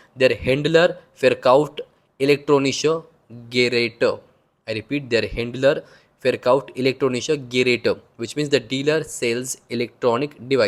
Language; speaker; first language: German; non-native, learner; Hindi